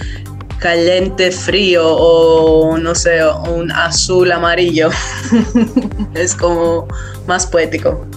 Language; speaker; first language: Spanish; non-native, fluent; Greek